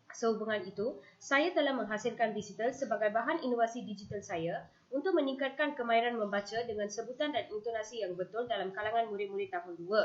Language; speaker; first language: Malay; non-native, local second language; Tamil